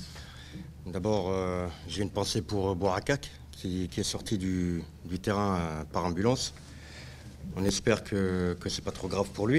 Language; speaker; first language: French; native; French